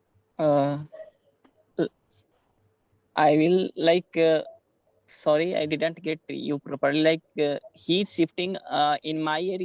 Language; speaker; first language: English; non-native, learner; Hindi